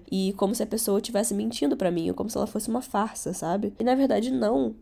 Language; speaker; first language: Portuguese; early bilingual, other home language; Catalan